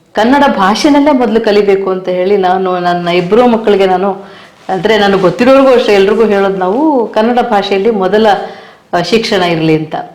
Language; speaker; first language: Kannada; native; Kannada